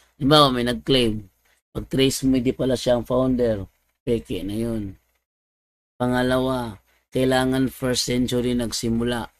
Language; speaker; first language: Filipino; non-native, local second language; Cebuano